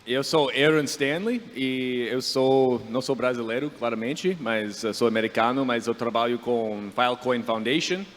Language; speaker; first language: Portuguese; non-native, fluent; English